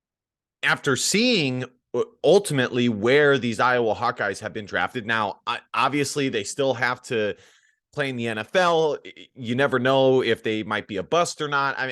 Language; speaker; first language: English; native; English